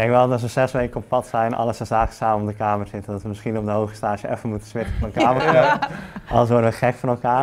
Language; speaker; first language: Dutch; native; Dutch